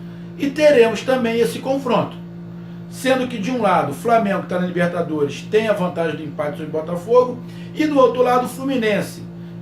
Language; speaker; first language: Portuguese; native; Portuguese